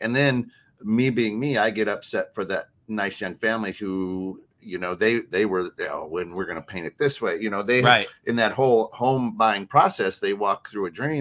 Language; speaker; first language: English; native; English